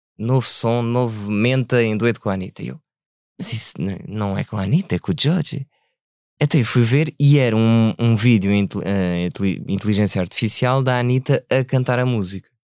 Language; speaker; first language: Portuguese; early bilingual, other home language; French